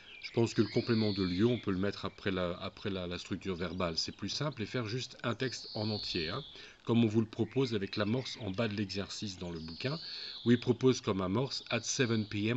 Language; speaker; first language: French; native; French